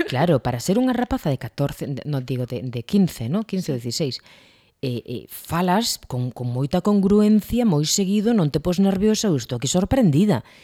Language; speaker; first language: Galician; non-native, local second language; Spanish